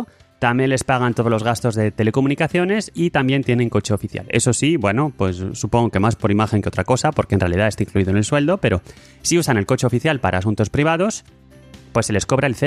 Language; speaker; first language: Spanish; native; Spanish